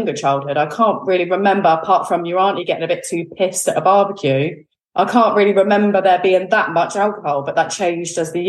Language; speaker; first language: English; native; English